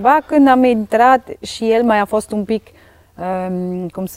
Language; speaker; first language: Romanian; non-native, learner; Dutch